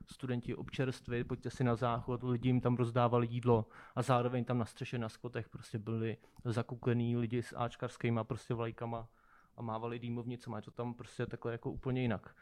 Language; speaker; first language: Czech; native; Czech